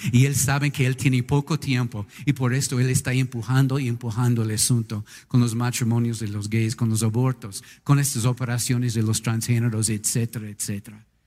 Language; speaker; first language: Spanish; non-native, fluent; English